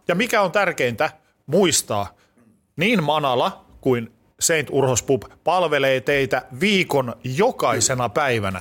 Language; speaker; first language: Finnish; native; Finnish